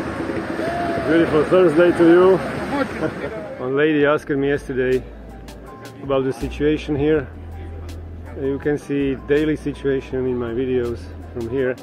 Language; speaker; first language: English; non-native, learner; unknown